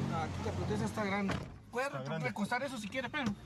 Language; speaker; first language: Spanish; native; Spanish